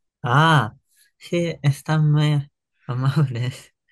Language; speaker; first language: Spanish; non-native, learner; Japanese